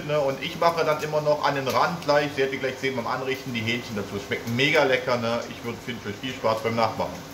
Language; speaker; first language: German; native; German